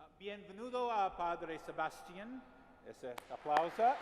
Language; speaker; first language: Spanish; non-native, learner; English